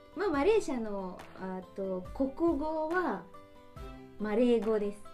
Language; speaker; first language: Japanese; non-native, fluent; Malay